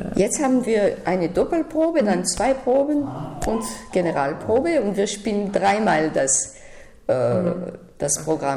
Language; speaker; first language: German; non-native, fluent; French